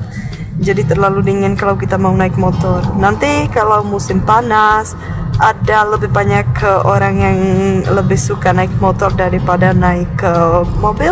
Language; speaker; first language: Indonesian; non-native, fluent; Czech